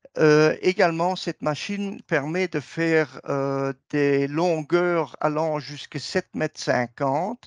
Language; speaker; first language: French; native; French